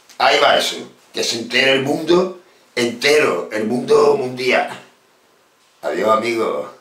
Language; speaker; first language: Spanish; native; Spanish